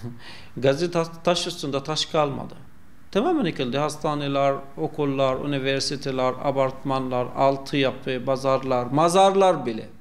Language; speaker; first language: Turkish; non-native, fluent; Arabic